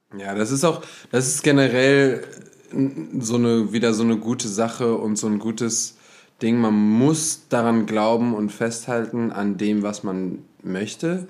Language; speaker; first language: German; native; German